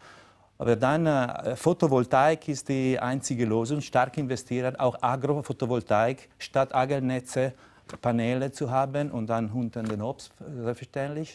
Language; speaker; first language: German; non-native, local second language; Italian